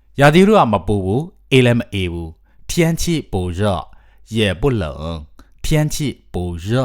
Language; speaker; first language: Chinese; non-native, fluent; Burmese